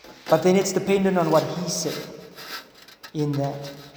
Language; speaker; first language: English; non-native, local second language; Afrikaans